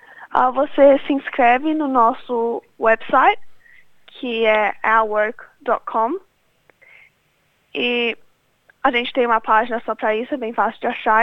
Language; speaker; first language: Portuguese; early bilingual, other home language; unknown